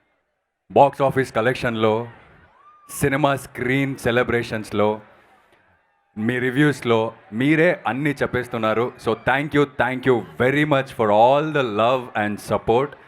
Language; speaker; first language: Telugu; non-native, fluent; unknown